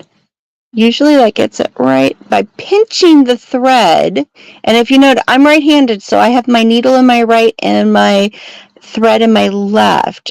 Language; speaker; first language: English; native; English